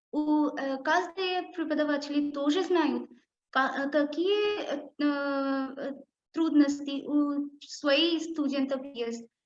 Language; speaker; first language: Russian; non-native, learner; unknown